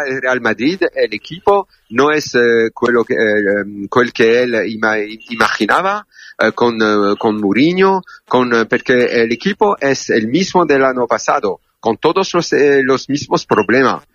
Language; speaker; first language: Spanish; non-native, learner; French